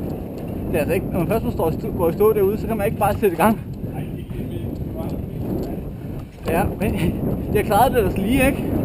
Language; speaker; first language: Danish; native; Danish